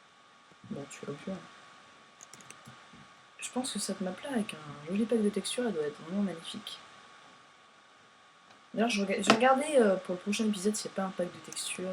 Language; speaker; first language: French; native; French